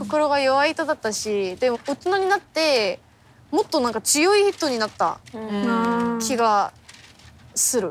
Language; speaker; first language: Japanese; non-native, fluent; Korean